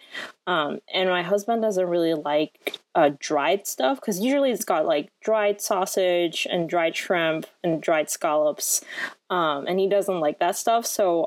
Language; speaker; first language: English; non-native, local second language; Cantonese